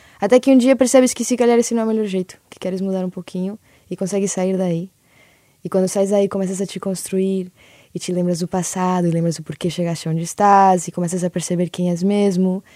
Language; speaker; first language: Portuguese; early bilingual, other home language; Spanish